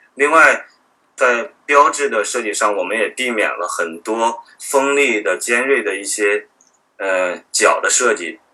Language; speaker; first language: Chinese; native; Chinese